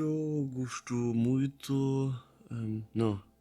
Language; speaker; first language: Portuguese; non-native, learner; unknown